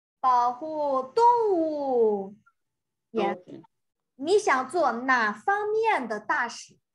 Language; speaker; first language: Chinese; non-native, fluent; English